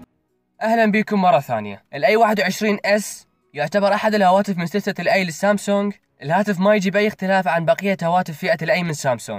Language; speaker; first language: Arabic; native; Arabic